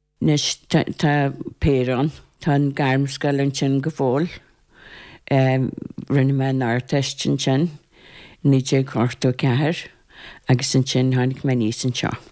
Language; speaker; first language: Irish; native; Irish